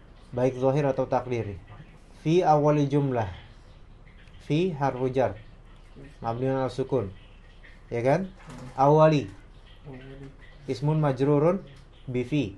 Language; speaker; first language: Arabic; non-native, fluent; Indonesian